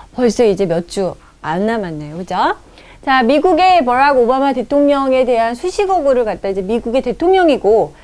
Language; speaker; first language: Korean; native; Korean